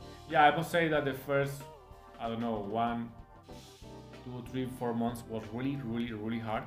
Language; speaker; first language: English; non-native, fluent; Spanish